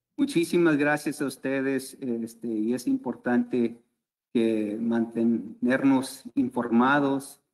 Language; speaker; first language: Spanish; early bilingual, heritage; Spanish